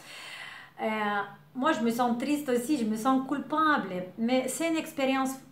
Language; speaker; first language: French; non-native, learner; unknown